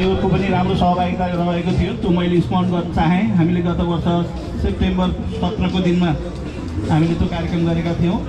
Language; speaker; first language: Nepali; native; Nepali